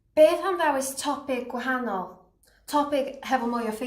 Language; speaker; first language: Welsh; non-native, learner; English